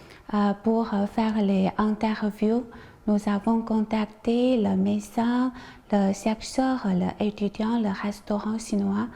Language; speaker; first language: French; non-native, learner; Chinese